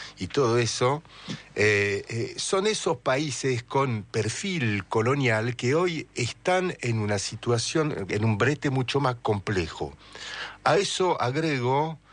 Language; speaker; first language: Spanish; non-native, fluent; French